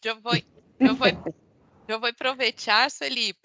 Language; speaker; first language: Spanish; non-native, fluent; Portuguese